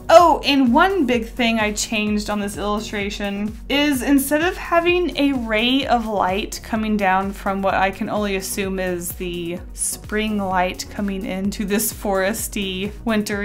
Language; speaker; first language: English; native; English